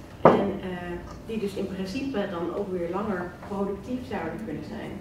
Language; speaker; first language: Dutch; native; Dutch